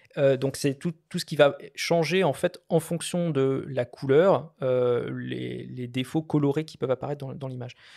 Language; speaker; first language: French; native; French